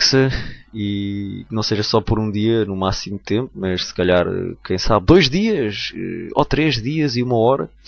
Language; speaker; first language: Portuguese; native; Portuguese